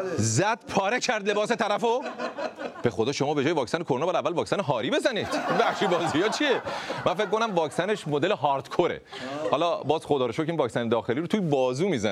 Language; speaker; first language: Persian; native; Persian